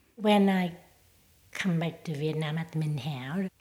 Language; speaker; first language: English; non-native, learner; Vietnamese